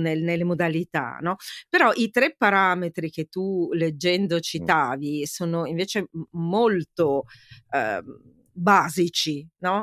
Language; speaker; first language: Italian; native; Italian